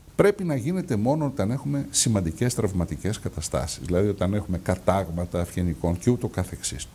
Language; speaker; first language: Greek; native; Greek